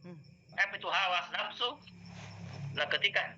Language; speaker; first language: Indonesian; native; Indonesian